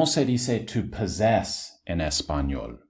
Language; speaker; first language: Spanish; non-native, fluent; English